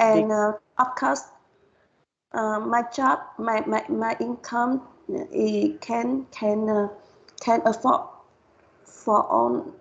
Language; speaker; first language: English; non-native, learner; Vietnamese